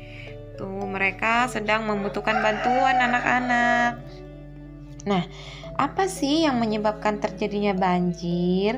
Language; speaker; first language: Indonesian; native; Indonesian